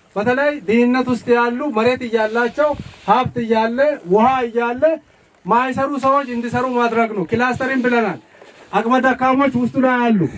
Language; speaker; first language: Amharic; non-native, local second language; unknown